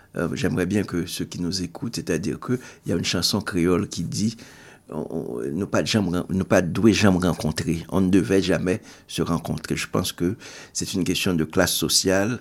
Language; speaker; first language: French; non-native, local second language; Haitian Creole